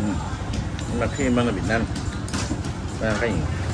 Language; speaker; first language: Vietnamese; non-native, learner; Korean